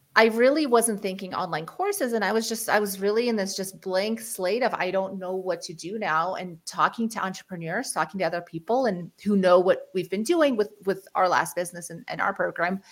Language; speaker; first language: English; early bilingual, other home language; Ukrainian